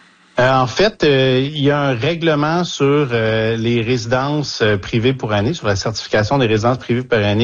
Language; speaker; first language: French; native; French